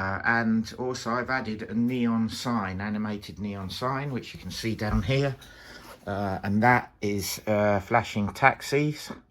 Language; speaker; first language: English; native; English